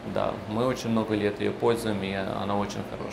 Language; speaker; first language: Russian; early bilingual, heritage; Russian